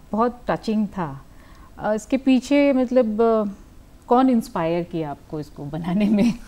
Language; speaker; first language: Hindi; native; Hindi